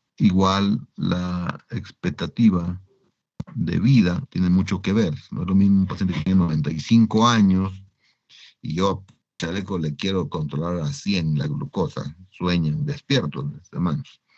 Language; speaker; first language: Spanish; native; Spanish